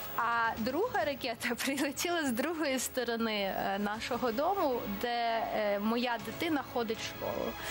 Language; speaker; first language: Ukrainian; native; Ukrainian